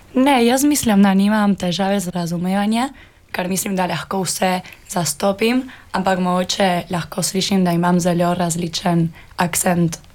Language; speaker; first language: Slovenian; early bilingual, heritage; Spanish